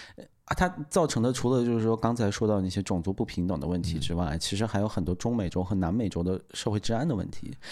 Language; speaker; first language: Chinese; non-native, local second language; Uyghur